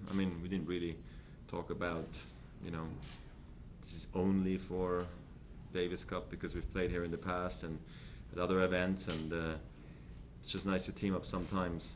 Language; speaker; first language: English; non-native, fluent; Swiss German